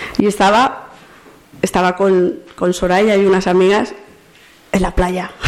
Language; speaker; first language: Spanish; native; Spanish